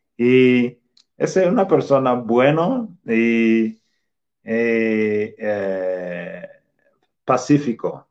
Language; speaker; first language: Spanish; non-native, fluent; Swahili